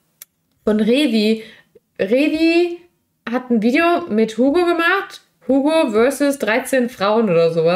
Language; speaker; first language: German; native; German